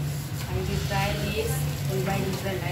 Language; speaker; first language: English; non-native, learner; Indonesian